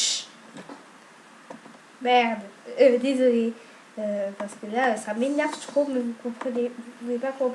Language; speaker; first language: French; native; French